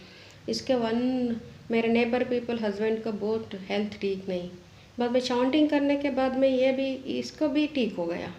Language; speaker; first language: Hindi; non-native, local second language; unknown